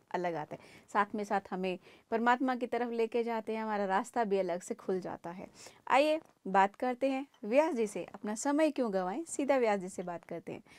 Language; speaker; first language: Hindi; native; Hindi